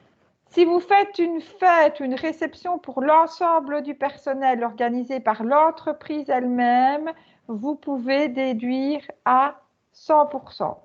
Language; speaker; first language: French; native; French